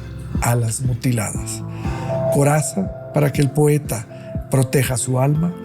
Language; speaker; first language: Spanish; native; Spanish